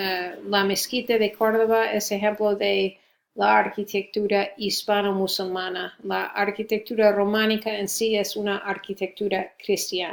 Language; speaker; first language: Spanish; non-native, fluent; English